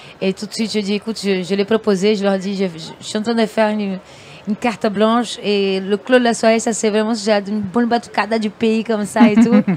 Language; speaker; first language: French; non-native, fluent; Portuguese